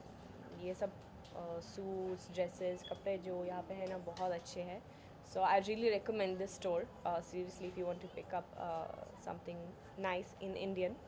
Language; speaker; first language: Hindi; non-native, learner; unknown